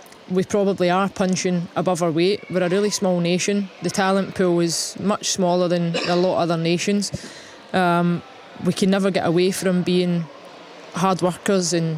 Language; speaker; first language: English; native; English